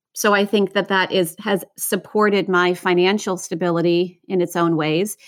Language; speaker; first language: English; native; English